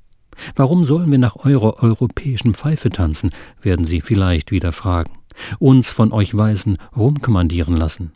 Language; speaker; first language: German; native; German